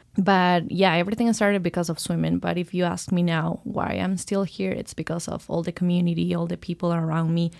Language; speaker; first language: English; non-native, fluent; Spanish